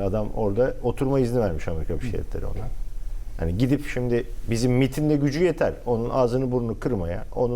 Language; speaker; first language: Turkish; native; Turkish